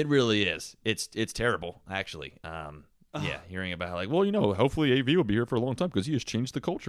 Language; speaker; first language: English; native; English